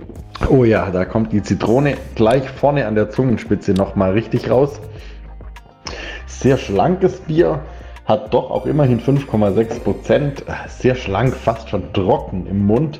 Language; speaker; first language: German; native; German